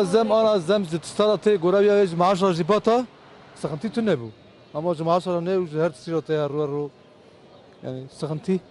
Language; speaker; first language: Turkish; non-native, local second language; Kurdish